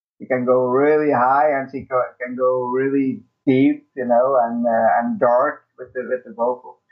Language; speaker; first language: English; non-native, fluent; Dutch